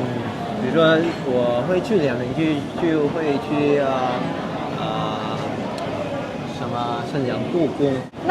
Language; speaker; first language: Chinese; non-native, fluent; Vietnamese